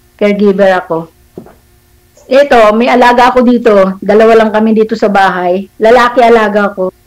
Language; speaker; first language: Filipino; native; Filipino